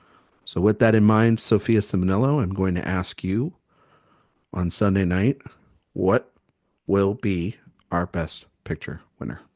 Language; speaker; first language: English; native; English